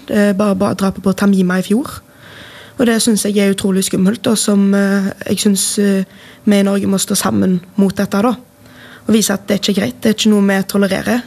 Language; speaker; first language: Norwegian; native; Norwegian